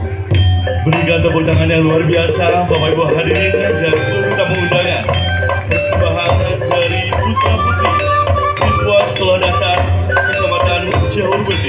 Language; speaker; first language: Indonesian; native; Indonesian